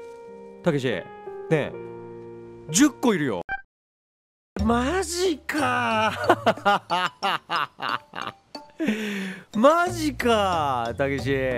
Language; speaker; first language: Japanese; native; Japanese